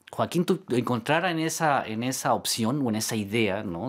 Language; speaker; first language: Spanish; native; Spanish